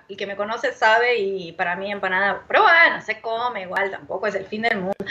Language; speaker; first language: Spanish; non-native, fluent; Portuguese